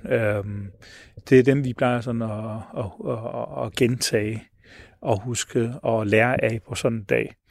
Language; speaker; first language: Danish; early bilingual, other home language; Arabic